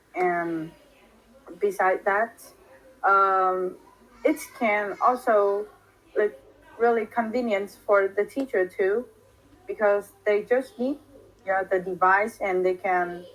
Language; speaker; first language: English; non-native, fluent; Vietnamese